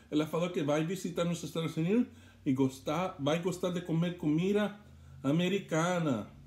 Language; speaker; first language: Portuguese; non-native, learner; English